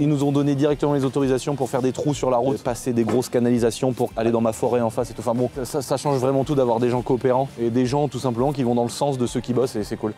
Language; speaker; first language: French; native; French